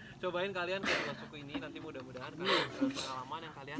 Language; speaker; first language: Indonesian; native; Indonesian